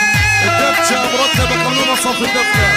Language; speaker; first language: Arabic; native; Arabic